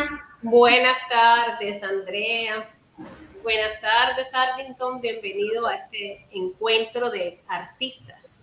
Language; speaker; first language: Spanish; native; Spanish